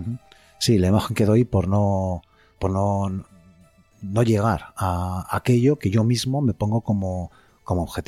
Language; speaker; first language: Spanish; native; Spanish